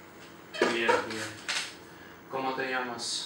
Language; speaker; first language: Spanish; non-native, learner; English